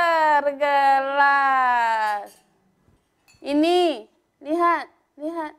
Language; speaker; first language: Indonesian; native; Indonesian